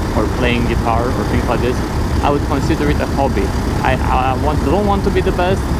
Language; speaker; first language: English; non-native, fluent; Romanian